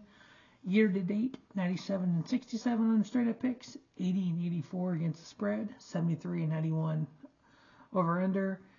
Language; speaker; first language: English; native; English